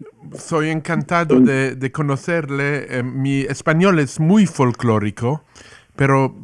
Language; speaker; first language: Spanish; non-native, learner; English